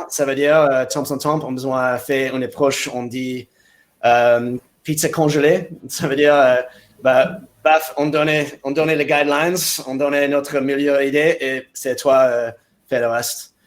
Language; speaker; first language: French; non-native, fluent; English